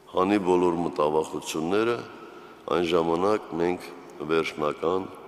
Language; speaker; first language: Armenian; native; Armenian